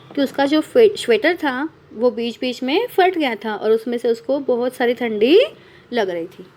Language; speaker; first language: Hindi; non-native, local second language; Marathi